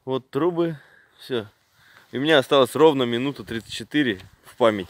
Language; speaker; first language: Russian; native; Russian